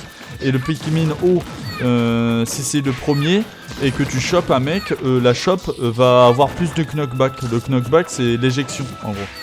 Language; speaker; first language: French; native; French